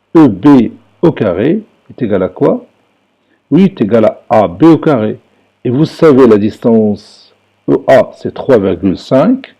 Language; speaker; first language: French; non-native, local second language; Arabic